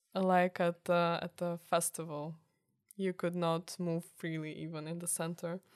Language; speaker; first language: English; non-native, fluent; Ukrainian